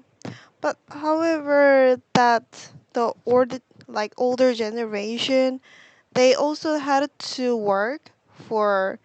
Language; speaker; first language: English; non-native, learner; Korean